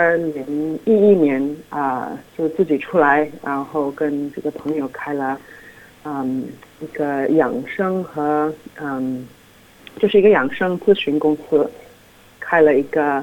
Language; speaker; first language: Chinese; non-native, fluent; English